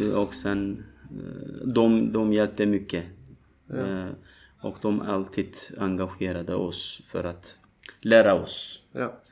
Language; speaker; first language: Swedish; non-native, fluent; Turkish